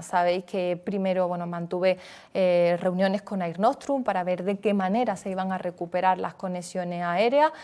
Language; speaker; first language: Spanish; native; Spanish